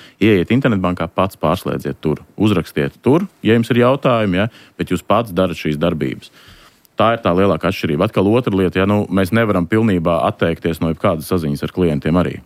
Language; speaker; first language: Latvian; native; Latvian